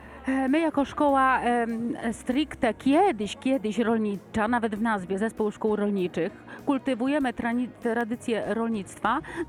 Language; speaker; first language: Polish; native; Polish